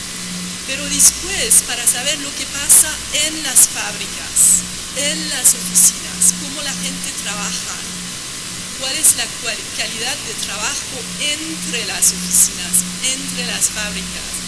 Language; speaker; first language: Spanish; non-native, fluent; French